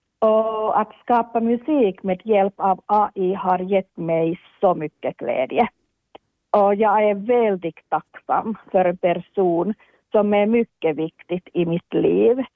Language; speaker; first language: Swedish; non-native, local second language; Finnish